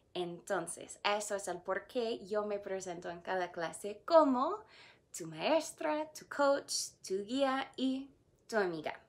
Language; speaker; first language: Spanish; non-native, fluent; English